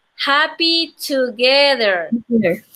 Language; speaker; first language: English; non-native, learner; Spanish